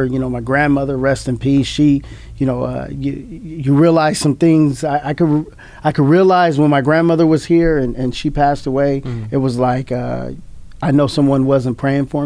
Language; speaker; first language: English; native; English